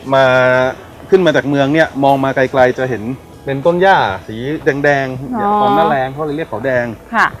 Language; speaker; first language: Thai; native; Thai